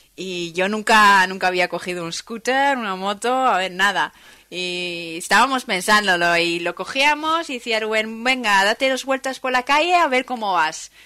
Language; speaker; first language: Spanish; non-native, fluent; Dutch